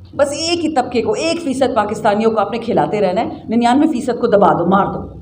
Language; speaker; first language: Urdu; non-native, local second language; Pashto